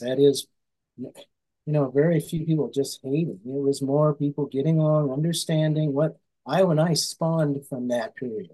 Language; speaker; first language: English; native; English